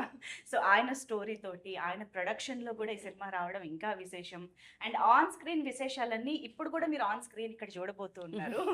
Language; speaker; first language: Telugu; native; Telugu